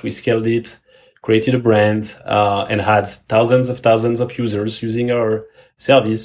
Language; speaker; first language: English; non-native, fluent; French